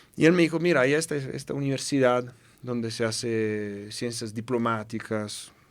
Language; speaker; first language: Spanish; non-native, fluent; Italian